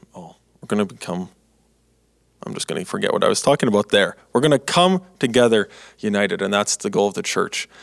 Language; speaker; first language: English; native; English